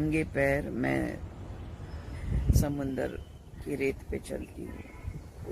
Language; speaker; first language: Hindi; native; Hindi